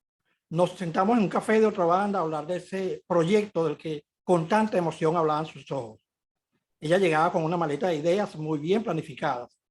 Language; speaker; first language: Spanish; native; Spanish